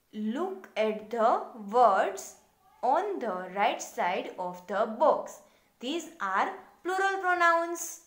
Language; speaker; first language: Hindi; non-native, local second language; Gujarati